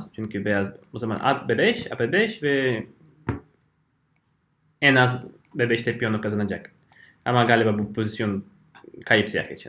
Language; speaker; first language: Turkish; non-native, fluent; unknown